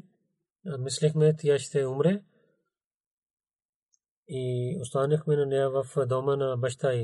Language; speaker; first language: Bulgarian; non-native, fluent; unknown